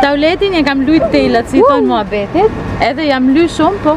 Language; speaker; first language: Albanian; native; Albanian